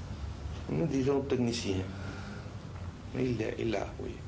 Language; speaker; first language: French; non-native, fluent; Spanish